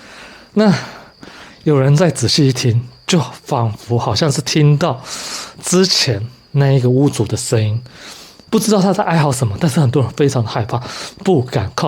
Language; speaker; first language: Chinese; native; Chinese